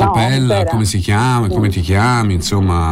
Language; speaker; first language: Italian; native; Italian